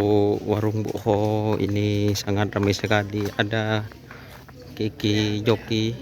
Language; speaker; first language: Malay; non-native, local second language; Madurese